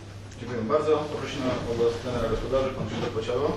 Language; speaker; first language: Polish; native; Polish